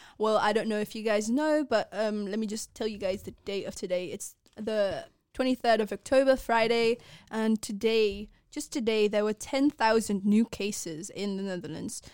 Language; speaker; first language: English; non-native, fluent; Persian